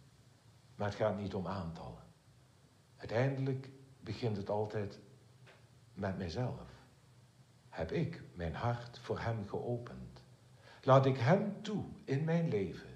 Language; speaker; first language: Dutch; native; Dutch